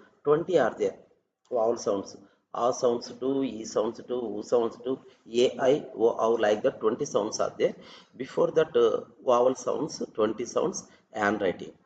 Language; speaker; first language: English; non-native, local second language; Telugu